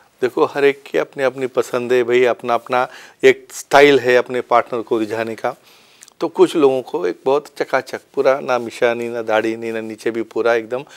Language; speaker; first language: Hindi; non-native, local second language; Marathi